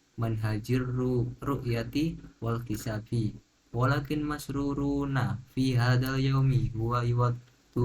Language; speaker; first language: Arabic; non-native, learner; Indonesian